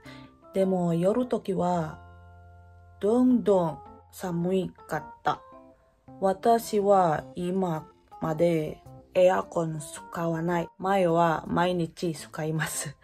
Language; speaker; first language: Japanese; non-native, learner; Indonesian